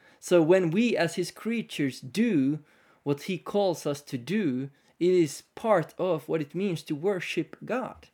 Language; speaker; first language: English; non-native, fluent; Finnish